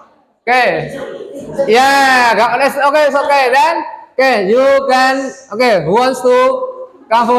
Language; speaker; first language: English; non-native, fluent; Indonesian